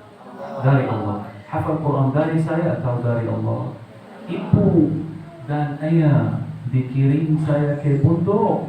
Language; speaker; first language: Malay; non-native, learner; Arabic